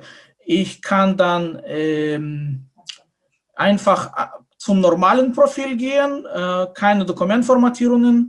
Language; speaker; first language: German; non-native, fluent; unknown